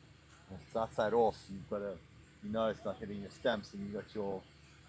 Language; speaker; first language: English; native; English